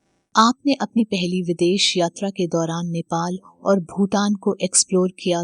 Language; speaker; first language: Hindi; native; Hindi